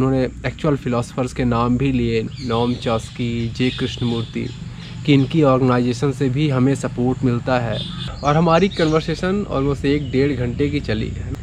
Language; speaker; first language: Hindi; native; Hindi